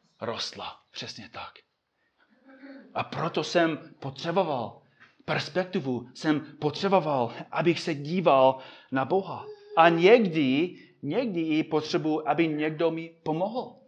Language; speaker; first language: Czech; non-native, fluent; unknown